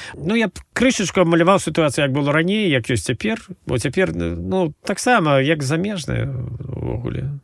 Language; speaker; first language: Belarusian; native; Belarusian